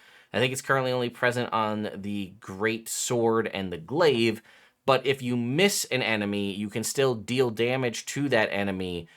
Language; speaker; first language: English; native; English